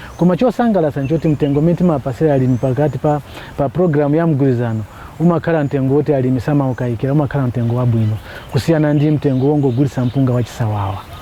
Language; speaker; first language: Nyanja; non-native, local second language; Tumbuka